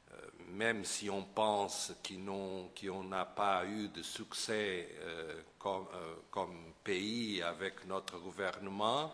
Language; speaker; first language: French; non-native, fluent; Portuguese